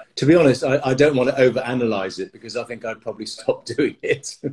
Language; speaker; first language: English; native; English